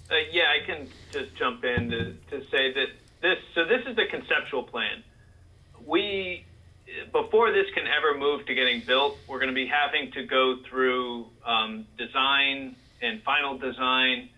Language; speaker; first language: English; native; English